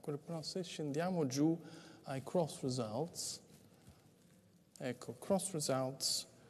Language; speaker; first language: Italian; native; Italian